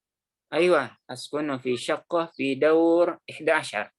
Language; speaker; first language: Arabic; non-native, fluent; Indonesian